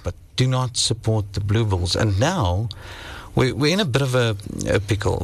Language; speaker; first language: English; non-native, local second language; Afrikaans